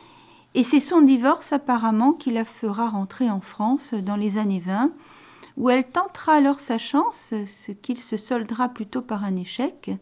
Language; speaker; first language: French; native; French